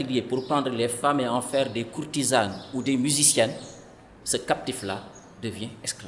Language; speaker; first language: French; non-native, local second language; Fula